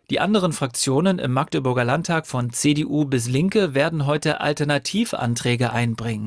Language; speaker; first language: German; native; German